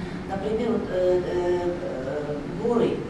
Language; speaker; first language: Russian; non-native, local second language; Kazakh